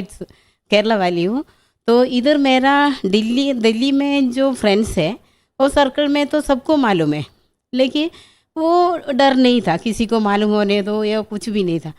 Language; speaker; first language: Hindi; non-native, local second language; Malayalam